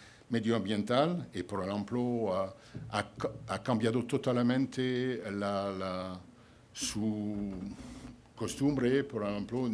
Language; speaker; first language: Spanish; non-native, fluent; French